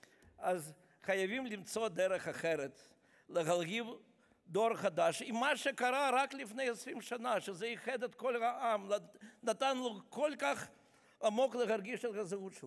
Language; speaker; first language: Hebrew; non-native, fluent; Russian